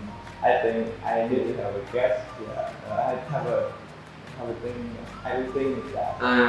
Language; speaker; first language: English; non-native, learner; Vietnamese